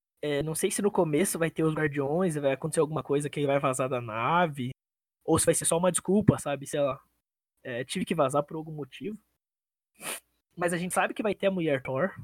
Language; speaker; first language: Portuguese; native; Portuguese